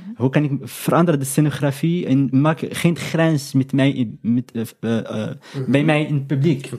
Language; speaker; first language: Dutch; non-native, fluent; Arabic